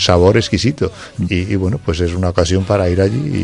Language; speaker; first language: Spanish; native; Spanish